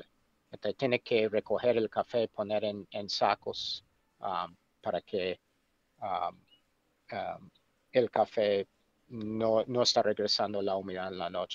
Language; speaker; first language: Spanish; non-native, fluent; English